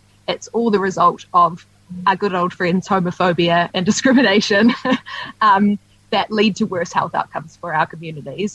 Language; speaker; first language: English; native; English